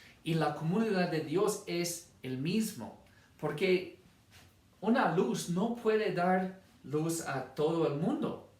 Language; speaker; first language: Spanish; non-native, fluent; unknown